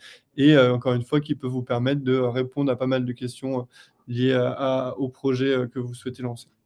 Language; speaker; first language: French; native; French